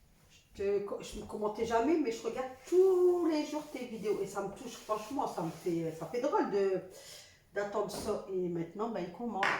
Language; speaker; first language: French; native; French